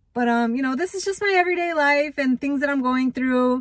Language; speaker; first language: English; native; English